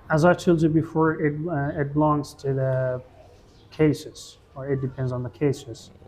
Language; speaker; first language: English; non-native, fluent; Persian